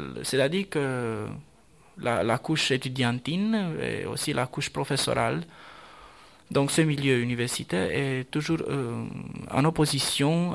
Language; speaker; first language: French; non-native, fluent; Romanian